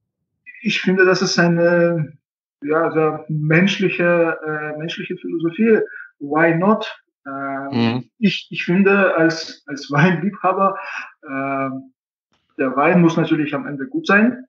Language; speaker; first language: German; non-native, fluent; Russian